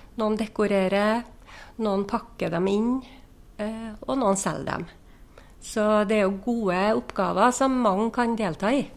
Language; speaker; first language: Norwegian; native; Norwegian